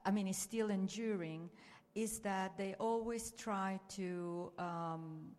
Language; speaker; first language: English; non-native, fluent; Italian